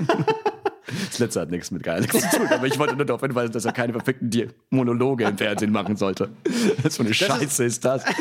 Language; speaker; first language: German; early bilingual, other home language; Russian